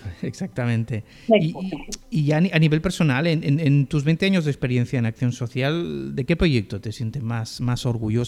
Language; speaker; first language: Spanish; native; Spanish